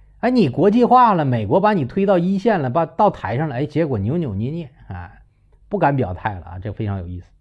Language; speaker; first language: Chinese; native; Chinese